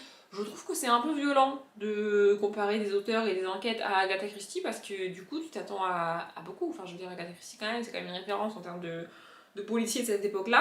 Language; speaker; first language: French; native; French